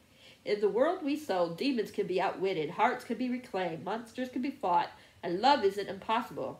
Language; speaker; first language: English; native; English